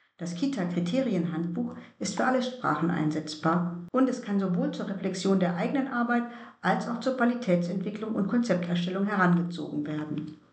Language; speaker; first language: German; native; German